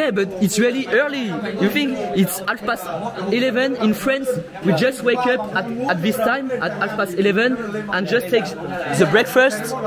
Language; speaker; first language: English; non-native, learner; French